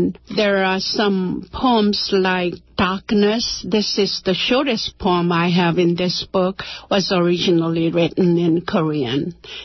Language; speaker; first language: English; non-native, fluent; Korean